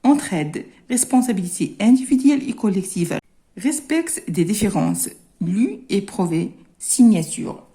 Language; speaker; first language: French; non-native, local second language; Arabic